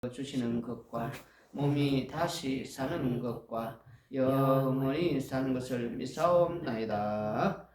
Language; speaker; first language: Korean; native; Korean